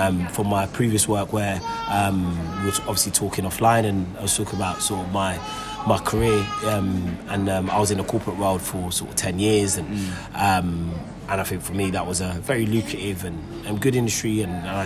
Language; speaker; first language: English; native; English